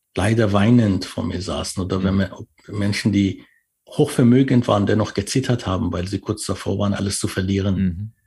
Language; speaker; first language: German; non-native, fluent; Persian